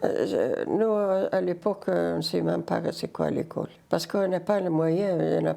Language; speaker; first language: French; non-native, learner; Riffian